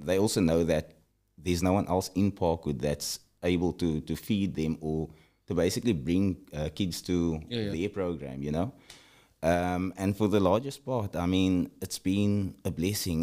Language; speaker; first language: English; early bilingual, other home language; Afrikaans